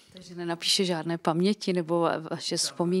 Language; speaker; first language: Czech; native; Czech